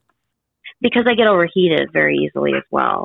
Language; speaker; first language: English; native; English